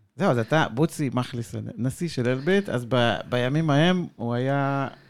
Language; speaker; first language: Hebrew; native; Hebrew